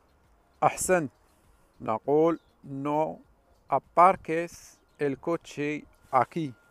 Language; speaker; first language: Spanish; non-native, fluent; Arabic